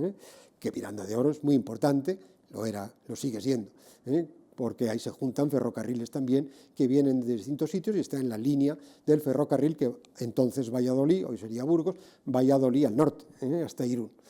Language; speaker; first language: Spanish; native; Spanish